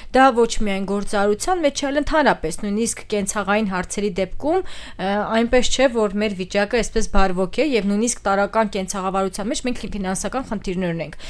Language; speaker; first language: Armenian; native; Armenian